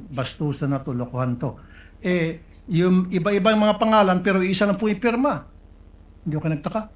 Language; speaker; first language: Filipino; non-native, local second language; Cebuano